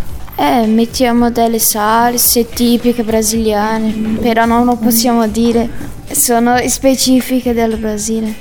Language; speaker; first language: Italian; non-native, learner; Portuguese